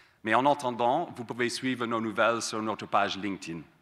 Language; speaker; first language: French; non-native, fluent; English